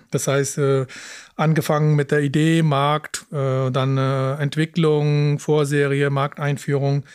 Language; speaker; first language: German; early bilingual, other home language; Punjabi